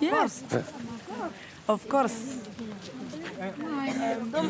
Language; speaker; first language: English; non-native, learner; Somali